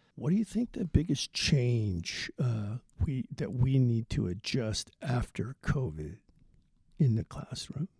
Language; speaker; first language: English; native; English